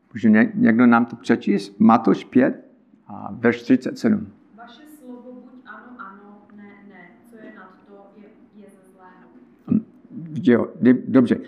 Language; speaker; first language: Czech; non-native, learner; English